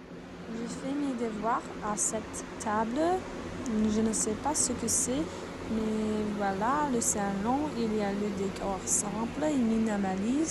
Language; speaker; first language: French; non-native, learner; English